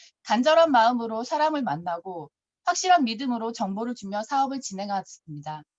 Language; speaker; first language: Korean; native; Korean